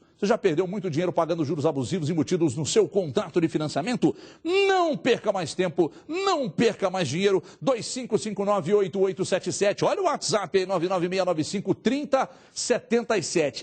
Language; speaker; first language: Portuguese; native; Portuguese